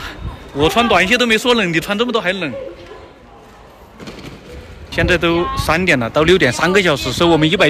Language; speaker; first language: Chinese; native; Chinese